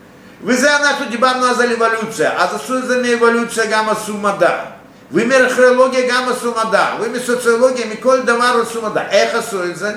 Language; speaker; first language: Hebrew; non-native, fluent; Russian